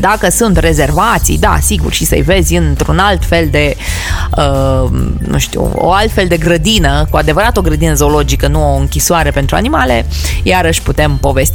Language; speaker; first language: Romanian; native; Romanian